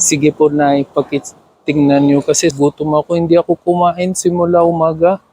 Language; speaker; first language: Filipino; non-native, learner; Urdu